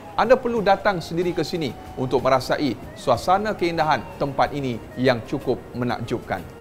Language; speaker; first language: Malay; native; Malay